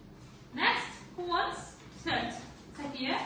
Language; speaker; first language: English; non-native, learner; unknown